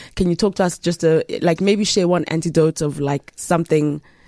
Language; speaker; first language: English; non-native, local second language; Ganda